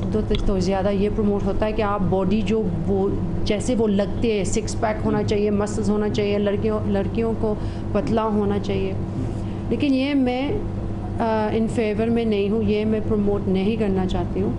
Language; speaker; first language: Hindi; non-native, fluent; English